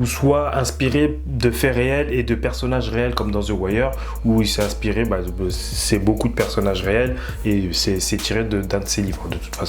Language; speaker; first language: French; native; French